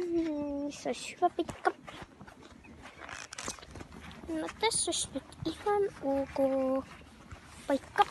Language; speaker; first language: Finnish; native; Finnish